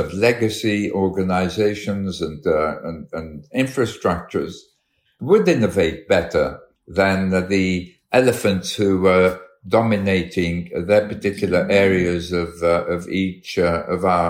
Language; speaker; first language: English; early bilingual, other home language; Arabic